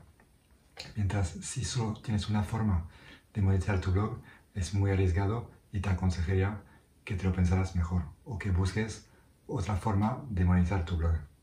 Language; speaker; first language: Spanish; non-native, fluent; French